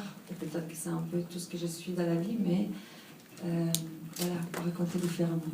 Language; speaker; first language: French; non-native, fluent; Italian